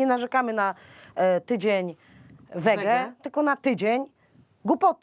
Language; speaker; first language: Polish; native; Polish